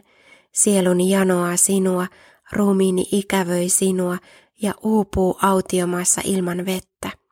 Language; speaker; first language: Finnish; native; Finnish